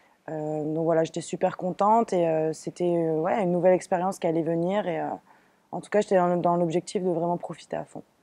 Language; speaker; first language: French; native; French